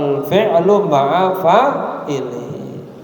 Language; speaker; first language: Arabic; non-native, fluent; Indonesian